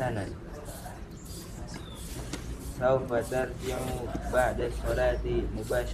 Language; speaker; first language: Arabic; non-native, learner; Indonesian